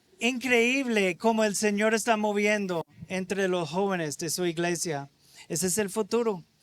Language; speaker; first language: Spanish; non-native, fluent; English